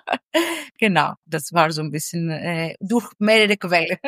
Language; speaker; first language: German; non-native, fluent; Greek